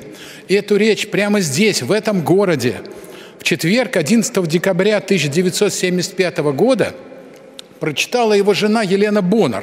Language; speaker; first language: Russian; native; Russian